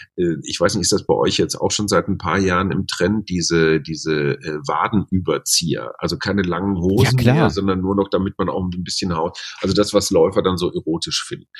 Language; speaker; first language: German; native; German